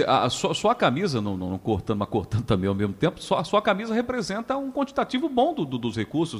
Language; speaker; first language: Portuguese; native; Portuguese